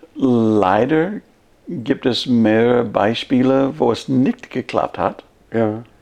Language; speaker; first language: German; non-native, fluent; English